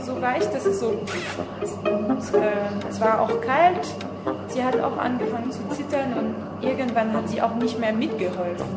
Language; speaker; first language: German; non-native, fluent; French